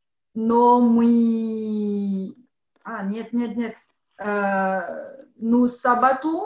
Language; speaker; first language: Russian; non-native, learner; French